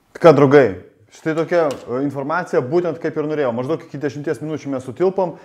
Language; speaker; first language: Lithuanian; non-native, local second language; Russian